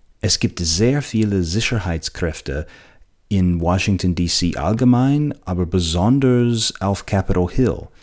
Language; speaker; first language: German; non-native, fluent; English